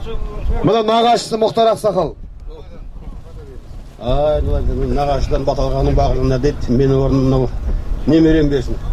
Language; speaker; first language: Kazakh; native; Kazakh